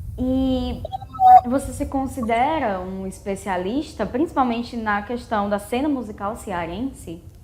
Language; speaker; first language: Portuguese; native; Portuguese